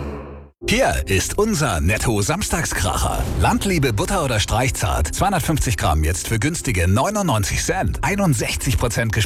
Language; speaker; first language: German; native; German